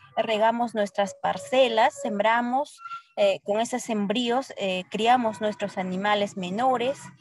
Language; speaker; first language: Spanish; native; Spanish